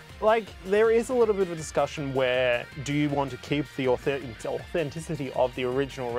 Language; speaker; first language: English; native; English